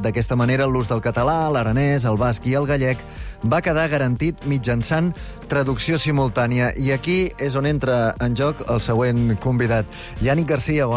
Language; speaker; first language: Catalan; native; Catalan